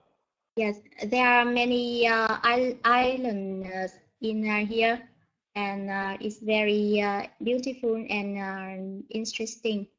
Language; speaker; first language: English; non-native, learner; Vietnamese